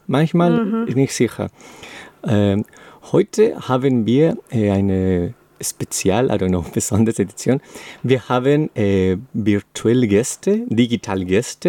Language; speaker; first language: German; non-native, learner; Spanish